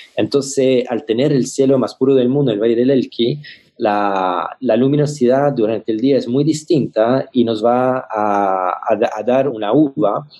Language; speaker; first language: Spanish; non-native, fluent; French